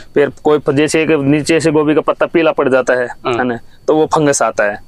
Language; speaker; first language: Hindi; native; Hindi